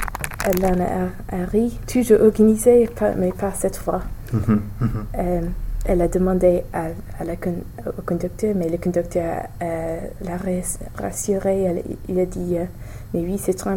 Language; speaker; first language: French; non-native, learner; English